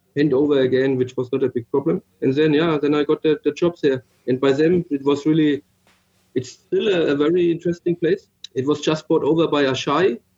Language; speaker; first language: English; non-native, fluent; German